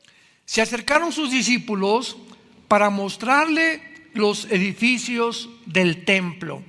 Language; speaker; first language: Spanish; native; Spanish